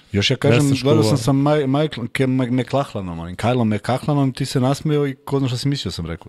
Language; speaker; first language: Serbian; native; Serbian